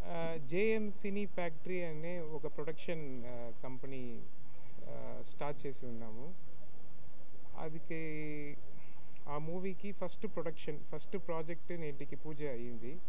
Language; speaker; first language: Telugu; non-native, learner; Tamil